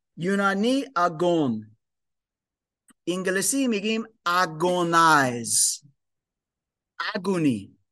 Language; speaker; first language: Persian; non-native, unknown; German